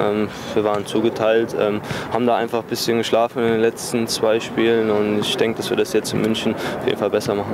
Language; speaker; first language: German; native; German